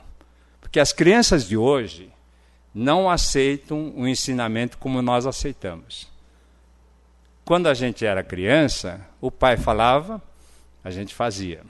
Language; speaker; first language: Portuguese; early bilingual, other home language; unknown